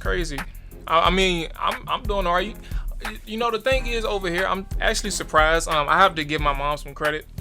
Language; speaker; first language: English; native; English